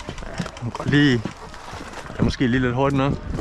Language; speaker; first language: Danish; native; Danish